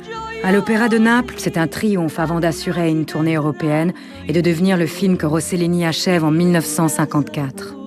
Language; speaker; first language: French; native; French